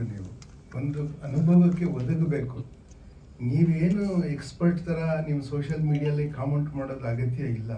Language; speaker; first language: Kannada; native; Kannada